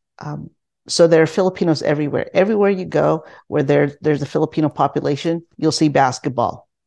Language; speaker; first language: English; non-native, local second language; Filipino